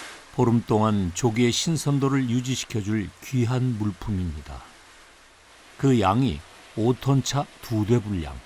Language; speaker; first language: Korean; native; Korean